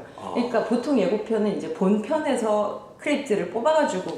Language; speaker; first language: Korean; native; Korean